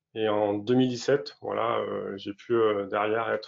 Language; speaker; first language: French; native; French